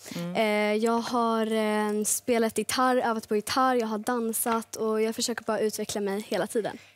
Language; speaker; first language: Swedish; native; Swedish